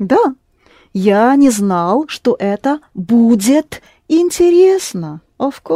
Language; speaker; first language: Russian; non-native, fluent; English